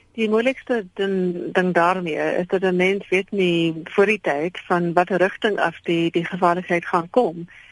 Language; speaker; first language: Afrikaans; non-native, local second language; English